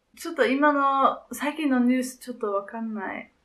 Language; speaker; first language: Japanese; non-native, learner; Dutch